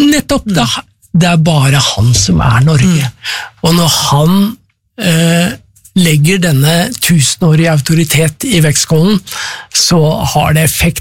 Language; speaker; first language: Norwegian; native; Norwegian